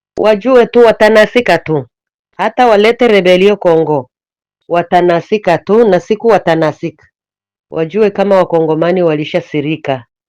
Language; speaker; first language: Swahili; native; Swahili